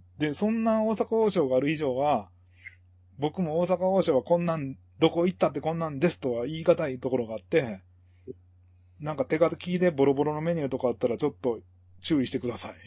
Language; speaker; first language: Japanese; native; Japanese